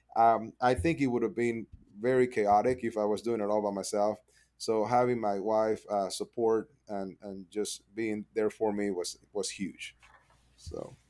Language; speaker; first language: English; non-native, fluent; Spanish